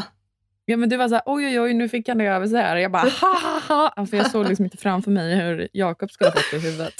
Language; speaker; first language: Swedish; native; Swedish